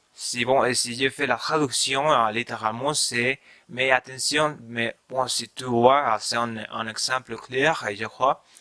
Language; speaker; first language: French; non-native, learner; Spanish